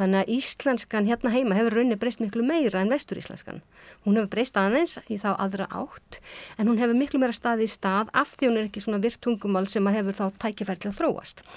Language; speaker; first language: Icelandic; native; Icelandic